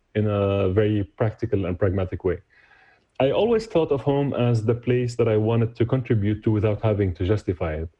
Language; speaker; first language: English; non-native, fluent; Arabic